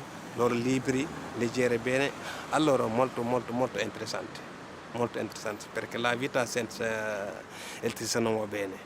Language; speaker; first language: Italian; non-native, learner; Wolof